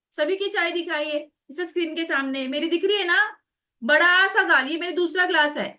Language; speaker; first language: Hindi; non-native, local second language; Marathi